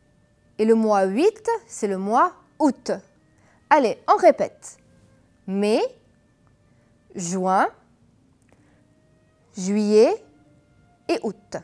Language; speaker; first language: French; non-native, fluent; Arabic